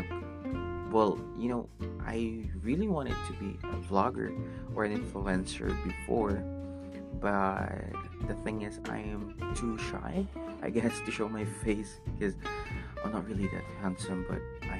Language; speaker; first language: English; non-native, local second language; Filipino